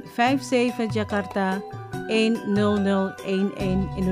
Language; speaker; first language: Dutch; non-native, fluent; Indonesian